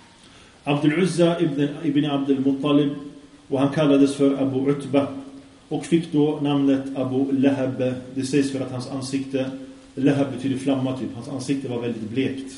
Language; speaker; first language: Swedish; early bilingual, other home language; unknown